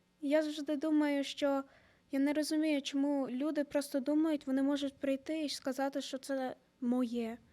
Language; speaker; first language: Ukrainian; early bilingual, heritage; Ukrainian